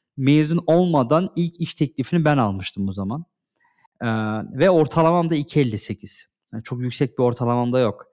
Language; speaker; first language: Turkish; early bilingual, heritage; Turkish